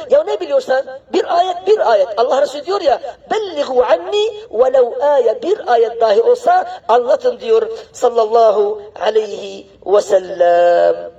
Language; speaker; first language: Turkish; non-native, fluent; Arabic